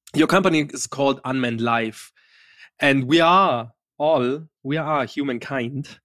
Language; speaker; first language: English; non-native, fluent; German